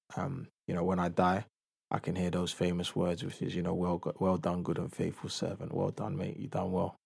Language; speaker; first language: English; native; English